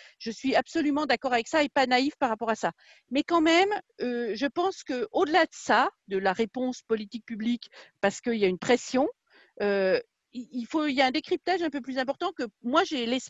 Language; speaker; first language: French; native; French